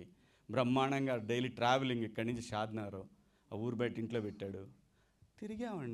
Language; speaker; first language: Telugu; native; Telugu